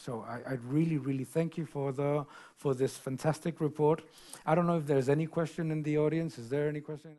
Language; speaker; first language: English; non-native, fluent; Spanish